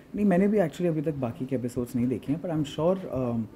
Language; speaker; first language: Hindi; native; Hindi